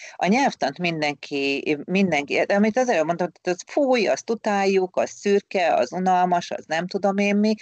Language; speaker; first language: Hungarian; native; Hungarian